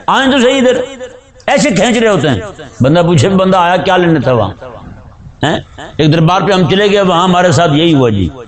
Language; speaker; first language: Urdu; native; Urdu